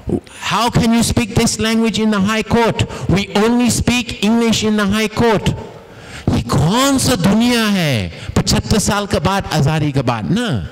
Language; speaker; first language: Hindi; non-native, fluent; Tamil